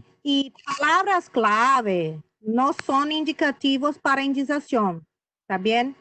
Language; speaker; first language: Spanish; non-native, fluent; Portuguese